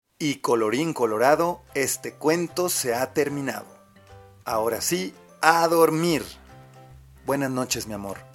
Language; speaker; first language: Spanish; native; Spanish